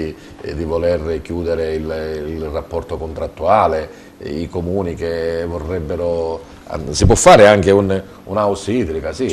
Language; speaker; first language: Italian; native; Italian